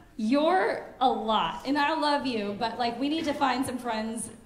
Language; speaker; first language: English; native; English